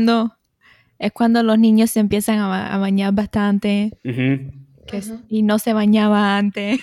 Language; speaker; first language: Spanish; early bilingual, heritage; Spanish